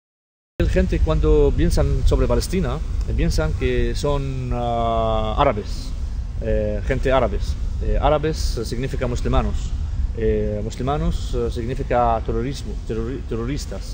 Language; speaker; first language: Spanish; non-native, fluent; Arabic